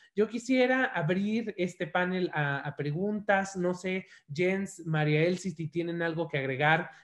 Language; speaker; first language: Spanish; native; Spanish